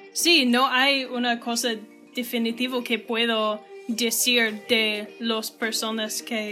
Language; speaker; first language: Spanish; non-native, learner; English